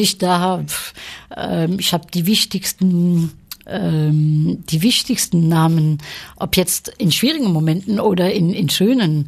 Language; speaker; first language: German; early bilingual, heritage; French